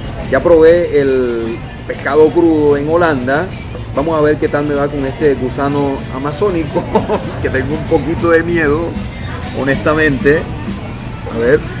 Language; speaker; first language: Spanish; native; Spanish